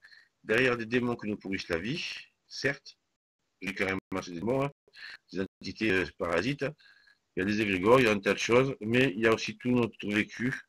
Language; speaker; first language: French; native; French